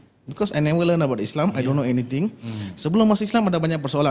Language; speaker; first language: English; non-native, local second language; Malay